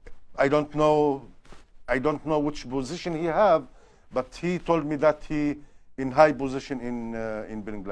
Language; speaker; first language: English; non-native, learner; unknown